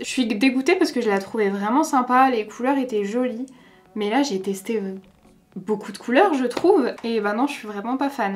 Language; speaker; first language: French; native; French